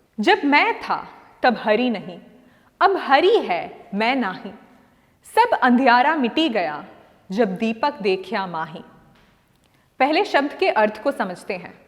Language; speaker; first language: Hindi; non-native, local second language; Malayalam